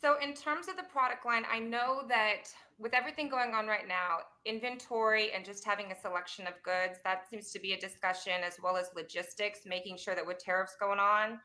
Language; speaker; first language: English; native; English